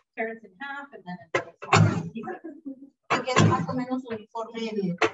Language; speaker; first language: English; early bilingual, heritage; Spanish